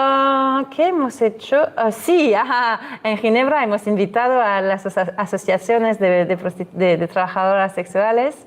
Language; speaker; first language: Spanish; non-native, fluent; French